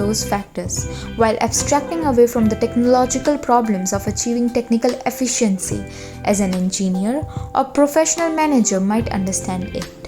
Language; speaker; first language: English; non-native, local second language; Gujarati